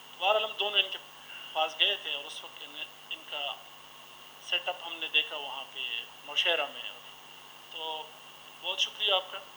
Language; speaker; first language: Urdu; non-native, local second language; Pashto